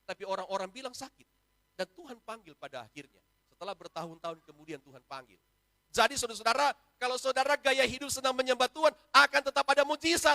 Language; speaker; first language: Indonesian; native; Indonesian